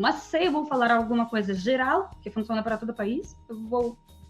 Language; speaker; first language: Portuguese; non-native, fluent; Russian